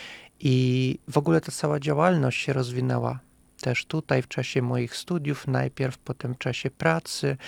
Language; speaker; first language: Polish; non-native, fluent; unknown